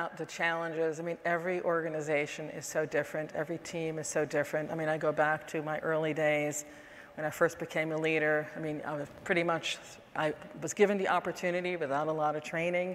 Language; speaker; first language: English; non-native, fluent; Dutch